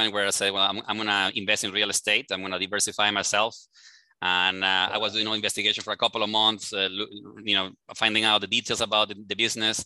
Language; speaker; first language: English; non-native, fluent; Spanish